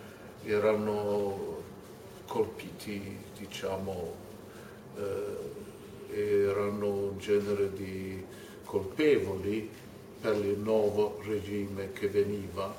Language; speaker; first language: Italian; non-native, fluent; German